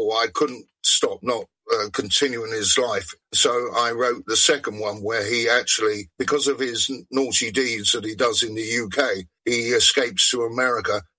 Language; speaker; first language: English; native; English